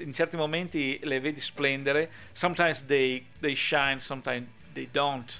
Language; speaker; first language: English; non-native, fluent; Italian